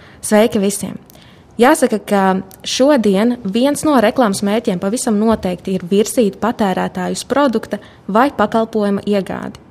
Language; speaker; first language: Latvian; native; Latvian